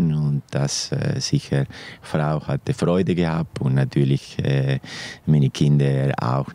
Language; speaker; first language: German; non-native, fluent; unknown